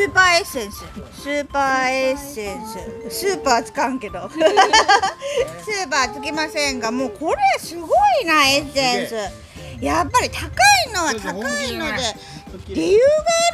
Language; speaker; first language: Japanese; native; Japanese